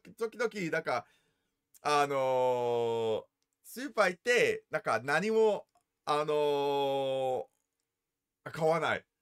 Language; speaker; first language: Japanese; non-native, learner; English